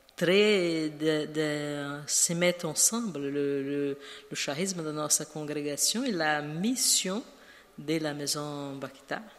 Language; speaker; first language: French; non-native, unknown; Portuguese